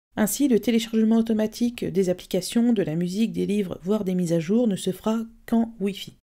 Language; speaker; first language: French; native; French